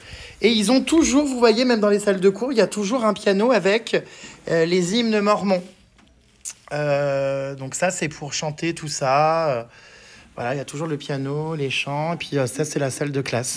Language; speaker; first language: French; native; French